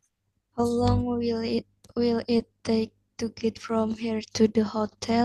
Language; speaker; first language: English; non-native, learner; Indonesian